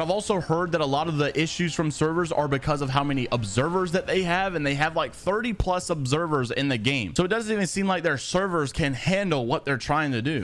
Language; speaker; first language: English; native; English